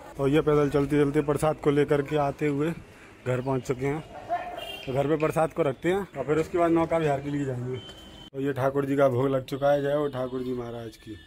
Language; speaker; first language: Hindi; native; Hindi